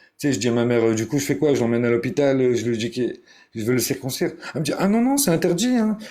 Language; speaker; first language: French; early bilingual, other home language; Arabic